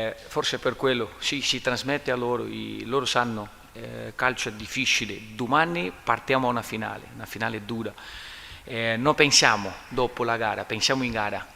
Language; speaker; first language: Italian; non-native, learner; Portuguese